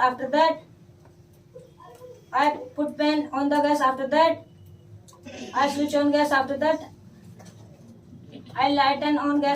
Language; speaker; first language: English; non-native, learner; Hindi